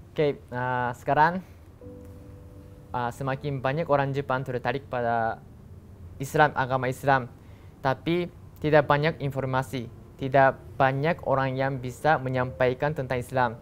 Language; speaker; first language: Indonesian; non-native, learner; Japanese